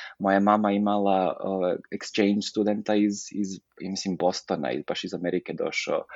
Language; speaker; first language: Serbian; early bilingual, heritage; Serbian